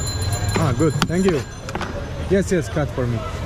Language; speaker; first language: English; non-native, fluent; Azerbaijani